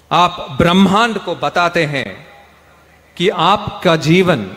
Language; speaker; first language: Hindi; non-native, local second language; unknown